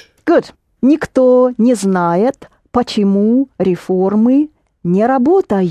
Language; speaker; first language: Russian; non-native, fluent; English